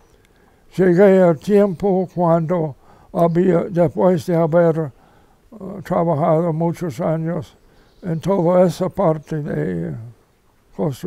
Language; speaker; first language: Spanish; non-native, fluent; English